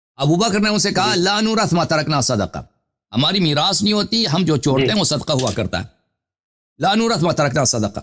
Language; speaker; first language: Urdu; non-native, fluent; Persian